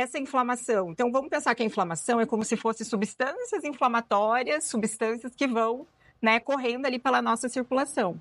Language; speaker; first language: Portuguese; native; Portuguese